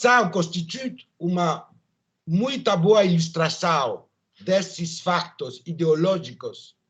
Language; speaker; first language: Portuguese; non-native, learner; French